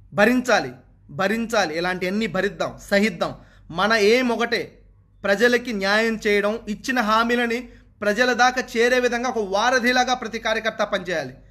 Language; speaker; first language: Telugu; native; Telugu